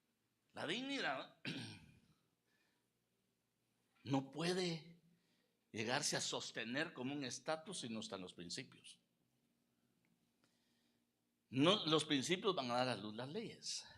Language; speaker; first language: Spanish; native; Spanish